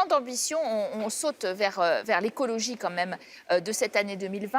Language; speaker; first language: French; native; French